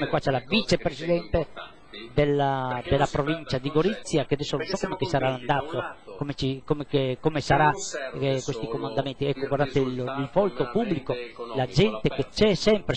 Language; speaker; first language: Italian; native; Italian